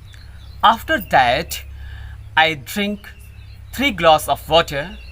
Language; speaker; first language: English; non-native, learner; Hindi